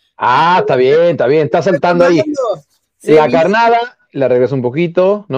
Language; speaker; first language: Spanish; native; Spanish